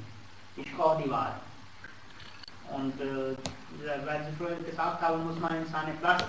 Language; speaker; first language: German; non-native, learner; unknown